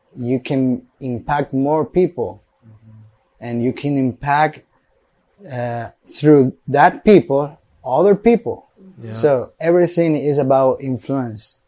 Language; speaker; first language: English; non-native, learner; Spanish